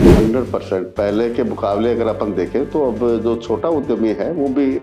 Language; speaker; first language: Hindi; native; Hindi